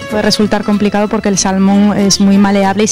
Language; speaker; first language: Spanish; native; Spanish